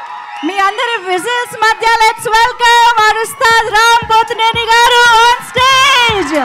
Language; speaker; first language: Telugu; native; Telugu